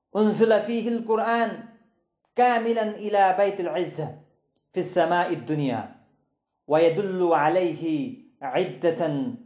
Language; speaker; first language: Arabic; non-native, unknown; Bangla